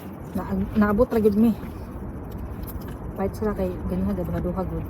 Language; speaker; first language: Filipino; non-native, local second language; Cebuano